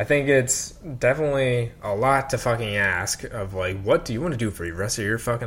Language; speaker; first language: English; native; English